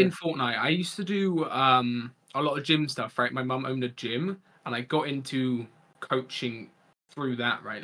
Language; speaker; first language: English; native; English